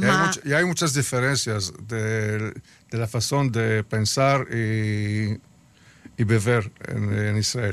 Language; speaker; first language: Spanish; early bilingual, heritage; Spanish